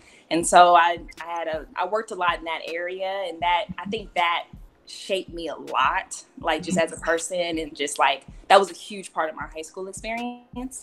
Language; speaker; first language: English; native; English